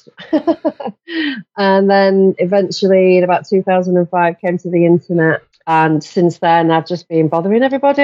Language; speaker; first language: English; native; English